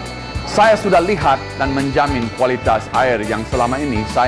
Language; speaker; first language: Indonesian; non-native, fluent; English